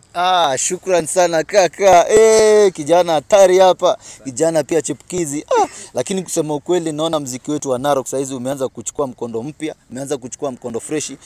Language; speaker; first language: Swahili; native; Swahili